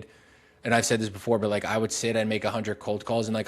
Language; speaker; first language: English; native; English